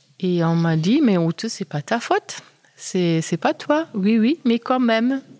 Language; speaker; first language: French; non-native, fluent; German